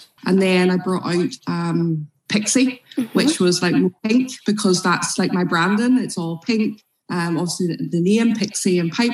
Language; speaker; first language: English; native; English